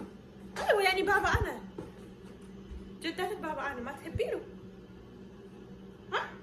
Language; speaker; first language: Arabic; non-native, fluent; Amharic